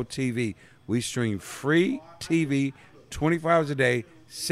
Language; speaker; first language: English; native; English